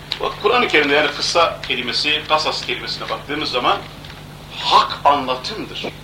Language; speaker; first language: Turkish; non-native, local second language; Kurdish